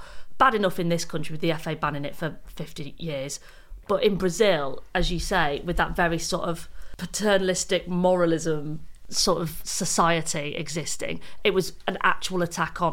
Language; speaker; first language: English; native; English